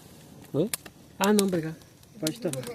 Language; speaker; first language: Portuguese; native; Portuguese